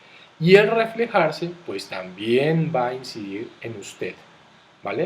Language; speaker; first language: Spanish; native; Spanish